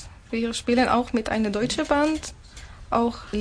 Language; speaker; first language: German; non-native, learner; Arabic